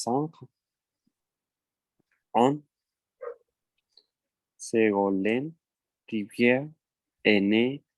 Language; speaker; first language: French; non-native, learner; Spanish